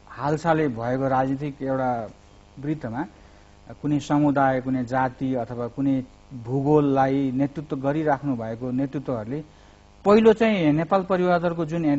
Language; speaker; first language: Nepali; native; Nepali